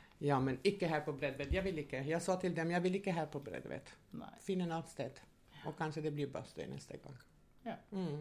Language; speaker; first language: Norwegian; non-native, fluent; Albanian